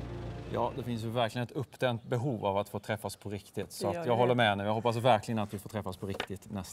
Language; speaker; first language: Swedish; native; Swedish